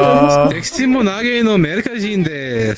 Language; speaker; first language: Japanese; non-native, learner; Spanish